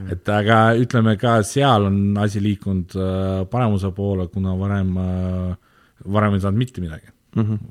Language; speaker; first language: Estonian; non-native, local second language; Russian